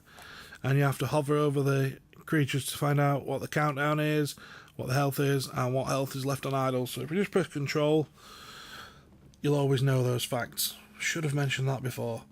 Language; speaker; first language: English; native; English